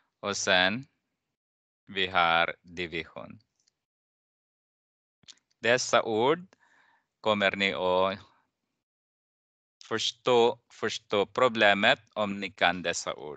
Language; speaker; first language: Swedish; non-native, fluent; Persian